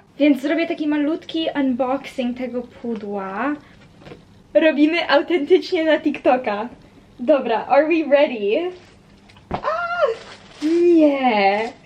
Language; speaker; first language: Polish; early bilingual, heritage; Polish